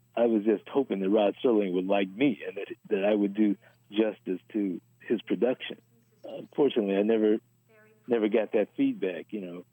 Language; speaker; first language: English; native; English